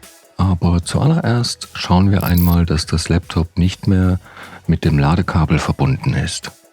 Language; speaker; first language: German; native; German